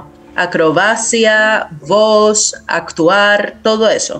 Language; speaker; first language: Spanish; non-native, fluent; Greek